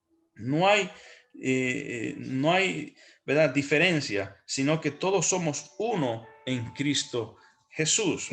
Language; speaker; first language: Spanish; native; Spanish